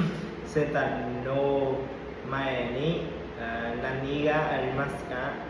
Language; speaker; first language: Japanese; non-native, learner; Vietnamese